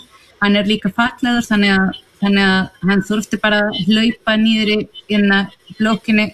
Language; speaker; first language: Icelandic; non-native, fluent; Spanish